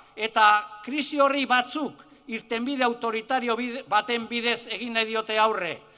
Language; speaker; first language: Basque; native; Basque